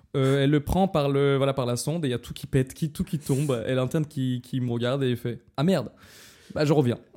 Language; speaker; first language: French; non-native, fluent; Russian